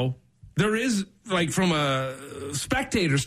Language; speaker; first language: English; native; English